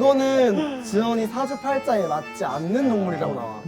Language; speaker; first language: Korean; native; Korean